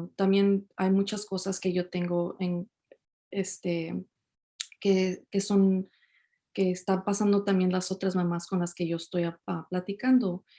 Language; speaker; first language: Spanish; early bilingual, heritage; Spanish